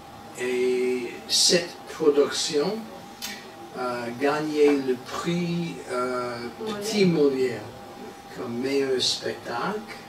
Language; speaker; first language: French; non-native, learner; English